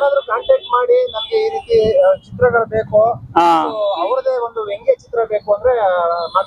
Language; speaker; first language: Kannada; native; Kannada